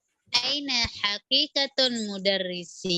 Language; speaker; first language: Arabic; non-native, learner; Indonesian